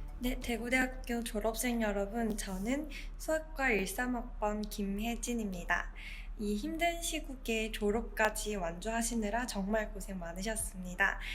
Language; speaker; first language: Korean; native; Korean